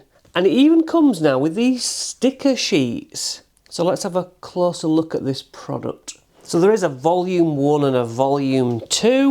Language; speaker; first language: English; native; English